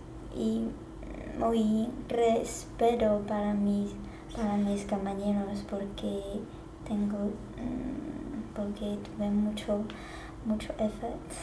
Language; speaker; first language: Spanish; non-native, learner; Chinese